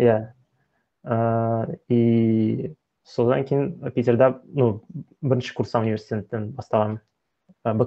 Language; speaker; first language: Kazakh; non-native, local second language; Russian